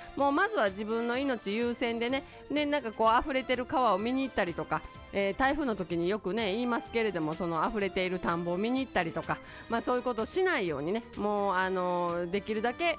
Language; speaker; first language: Japanese; native; Japanese